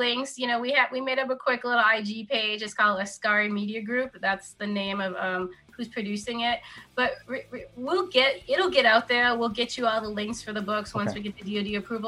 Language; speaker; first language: English; native; English